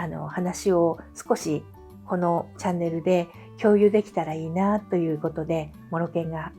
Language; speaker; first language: Japanese; native; Japanese